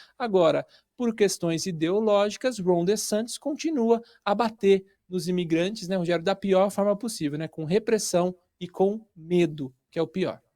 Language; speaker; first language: Portuguese; native; Portuguese